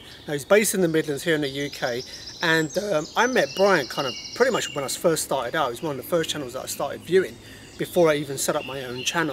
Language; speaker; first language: English; native; English